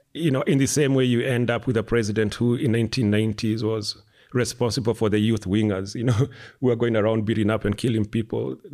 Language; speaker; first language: English; non-native, local second language; Kikuyu